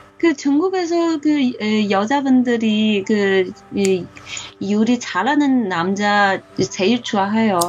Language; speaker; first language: Korean; non-native, learner; Chinese